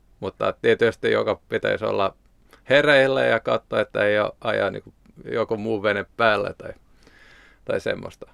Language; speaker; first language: Finnish; non-native, local second language; Swedish